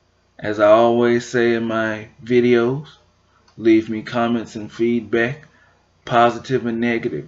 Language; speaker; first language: English; native; English